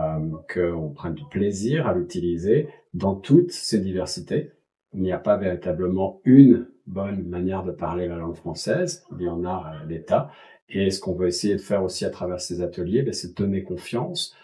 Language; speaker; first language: French; native; French